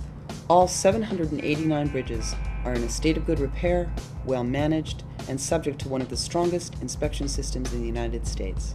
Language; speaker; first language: English; native; English